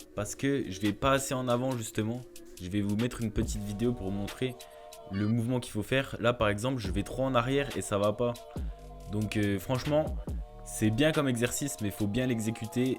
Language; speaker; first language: French; native; French